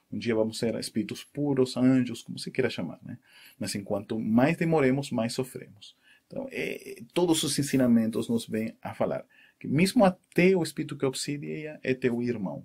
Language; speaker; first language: Portuguese; non-native, fluent; Spanish